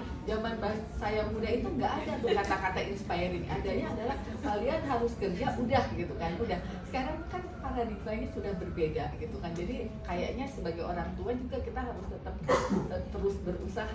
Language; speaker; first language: Indonesian; native; Indonesian